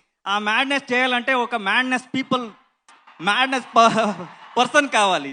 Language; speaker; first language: Telugu; non-native, learner; Kannada